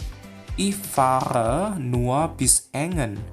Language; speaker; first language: German; non-native, fluent; Indonesian